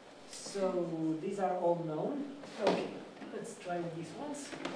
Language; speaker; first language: English; non-native, fluent; Romanian